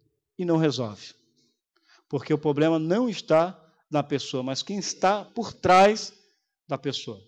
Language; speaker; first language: Portuguese; native; Portuguese